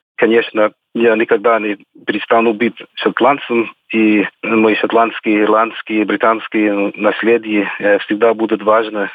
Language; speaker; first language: Russian; non-native, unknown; English